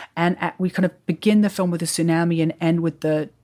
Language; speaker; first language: English; native; English